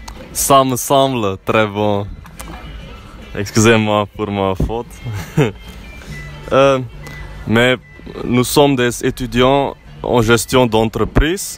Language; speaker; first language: French; non-native, learner; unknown